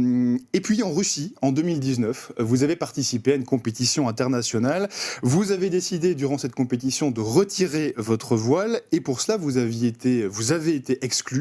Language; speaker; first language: French; native; French